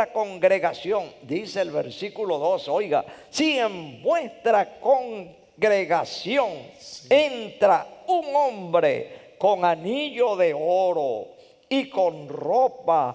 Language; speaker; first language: Spanish; native; Spanish